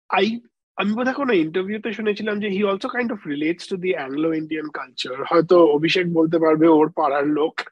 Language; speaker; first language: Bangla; native; Bangla